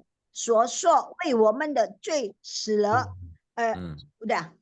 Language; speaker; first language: Chinese; non-native, learner; Indonesian